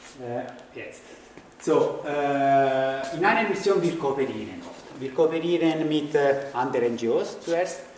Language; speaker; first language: German; non-native, fluent; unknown